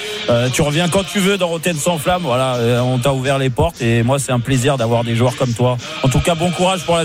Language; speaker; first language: French; native; French